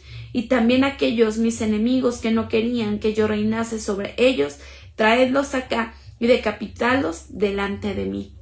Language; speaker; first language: Spanish; native; Spanish